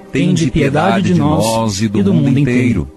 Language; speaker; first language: Portuguese; native; Portuguese